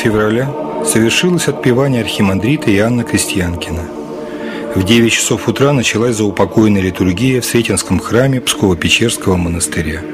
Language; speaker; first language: Russian; native; Russian